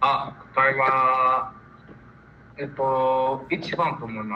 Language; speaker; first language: Japanese; non-native, learner; Spanish